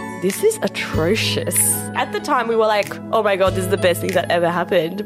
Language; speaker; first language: English; non-native, local second language; Memoni